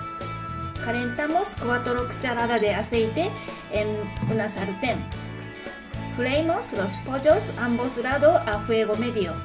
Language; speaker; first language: Spanish; non-native, learner; Japanese